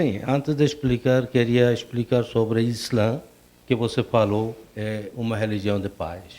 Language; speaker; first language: Portuguese; non-native, fluent; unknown